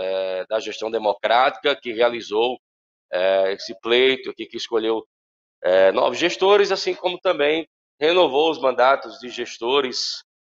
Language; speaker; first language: Portuguese; native; Portuguese